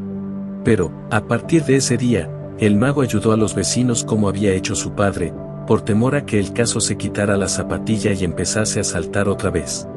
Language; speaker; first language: Spanish; native; Spanish